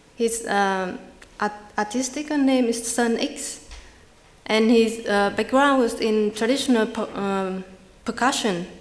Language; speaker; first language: English; non-native, fluent; Vietnamese